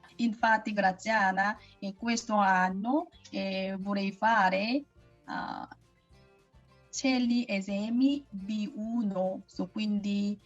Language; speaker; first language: Italian; non-native, learner; Korean